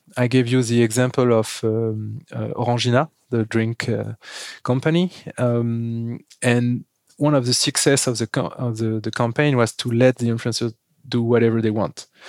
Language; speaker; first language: English; non-native, fluent; French